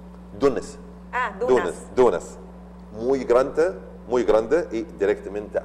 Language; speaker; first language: Spanish; non-native, learner; Arabic